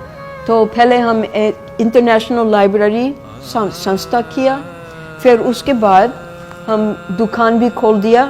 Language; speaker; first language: Hindi; non-native, fluent; English